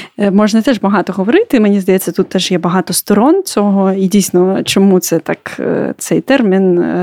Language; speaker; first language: Ukrainian; non-native, local second language; Russian